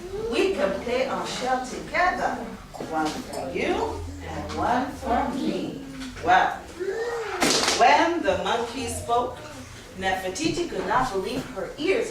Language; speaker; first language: English; early bilingual, other home language; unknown